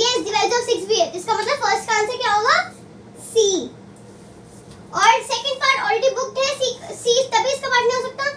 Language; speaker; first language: Hindi; native; Hindi